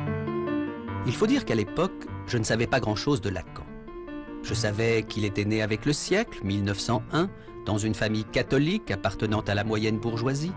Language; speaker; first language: French; native; French